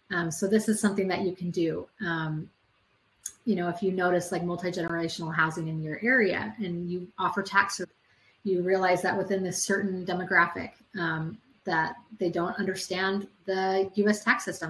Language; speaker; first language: English; native; English